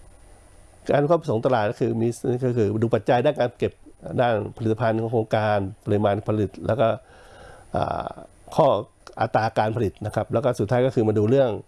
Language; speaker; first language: Thai; native; Thai